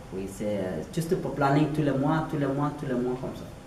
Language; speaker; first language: French; non-native, learner; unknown